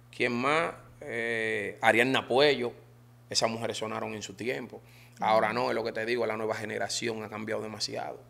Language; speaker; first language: Spanish; native; Spanish